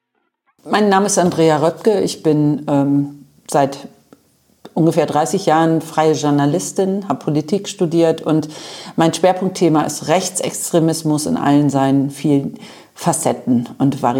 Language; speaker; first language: German; native; German